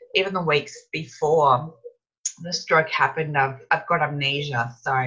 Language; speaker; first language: English; native; English